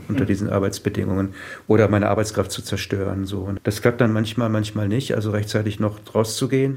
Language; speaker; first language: German; native; German